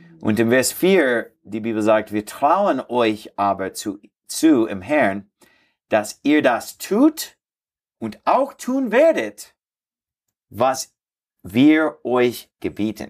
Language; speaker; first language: German; non-native, learner; English